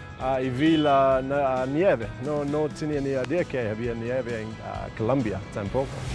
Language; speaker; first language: Spanish; non-native, fluent; English